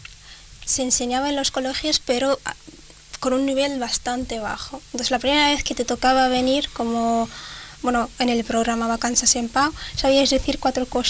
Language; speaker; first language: Spanish; early bilingual, other home language; Arabic